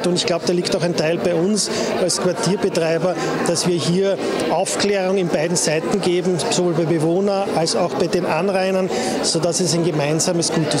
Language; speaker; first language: German; native; German